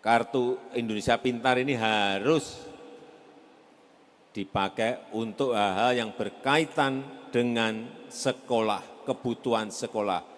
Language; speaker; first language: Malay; non-native, local second language; Javanese